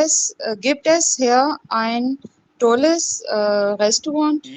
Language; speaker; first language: German; non-native, learner; Urdu